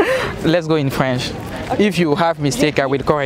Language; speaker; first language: English; non-native, learner; French